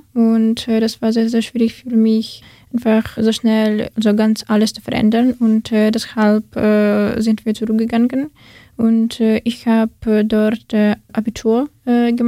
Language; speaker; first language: German; non-native, fluent; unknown